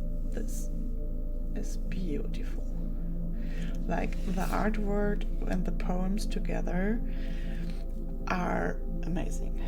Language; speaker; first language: English; non-native, fluent; German